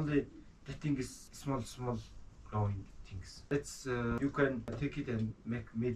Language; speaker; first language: English; non-native, learner; Mongolian